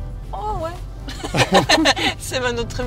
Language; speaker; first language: French; non-native, learner; Serbian